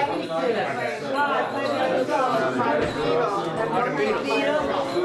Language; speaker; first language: English; native; English